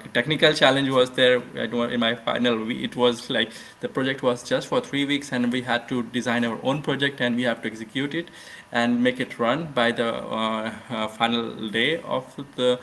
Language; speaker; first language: English; non-native, local second language; Hindi